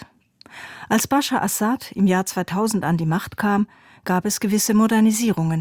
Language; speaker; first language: German; native; German